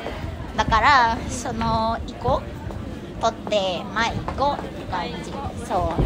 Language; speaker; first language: Japanese; early bilingual, other home language; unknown